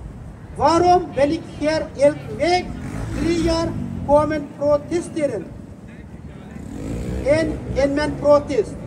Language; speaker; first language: Dutch; non-native, fluent; Uyghur